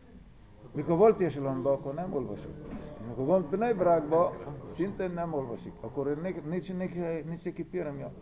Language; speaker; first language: Hungarian; early bilingual, heritage; Hungarian